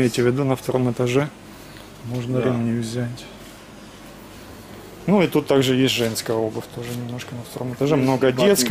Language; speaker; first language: Russian; native; Russian